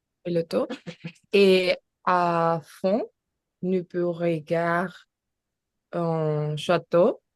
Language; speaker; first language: French; non-native, learner; Spanish